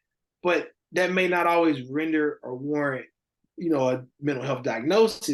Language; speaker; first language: English; native; English